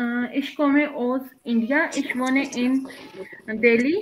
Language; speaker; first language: German; non-native, learner; Urdu